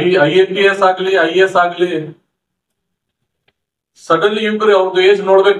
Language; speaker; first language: Kannada; non-native, local second language; Urdu